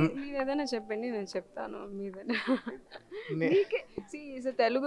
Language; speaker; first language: Telugu; non-native, learner; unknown